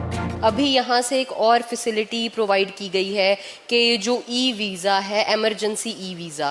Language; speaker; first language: Hindi; non-native, local second language; Punjabi